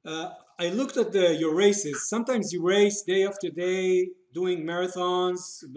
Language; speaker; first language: English; non-native, fluent; Hebrew